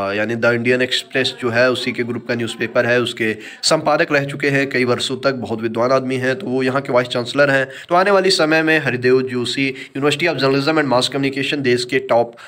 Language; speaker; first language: Hindi; native; Hindi